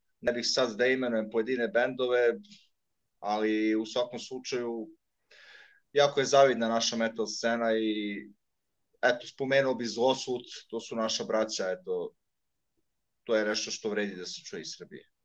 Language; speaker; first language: Serbian; native; Serbian